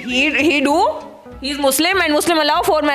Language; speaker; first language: English; non-native, learner; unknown